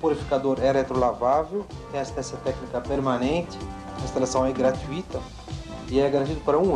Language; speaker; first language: Portuguese; native; Portuguese